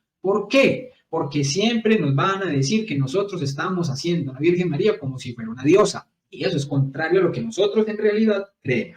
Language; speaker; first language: Spanish; native; Spanish